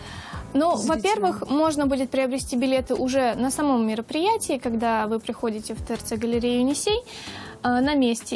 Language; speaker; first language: Russian; native; Russian